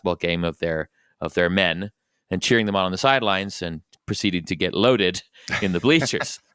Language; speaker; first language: English; native; English